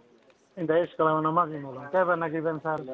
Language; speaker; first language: Arabic; non-native, learner; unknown